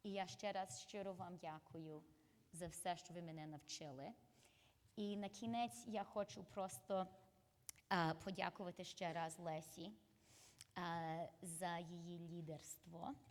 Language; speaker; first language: Ukrainian; early bilingual, heritage; English